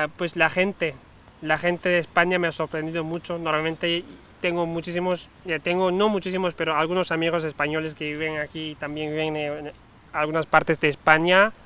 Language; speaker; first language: Spanish; non-native, fluent; Turkish